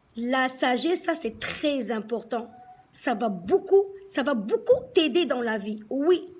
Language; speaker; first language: French; non-native, local second language; Arabic